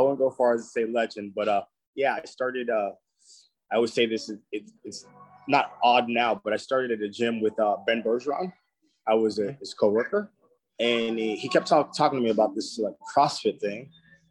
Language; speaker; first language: English; native; English